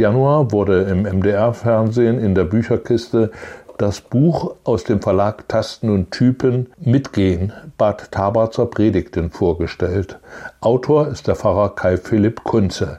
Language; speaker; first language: German; native; German